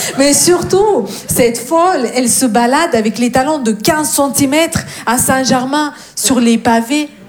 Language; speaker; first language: French; non-native, fluent; Russian